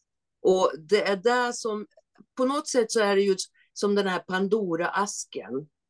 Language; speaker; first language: Swedish; native; Swedish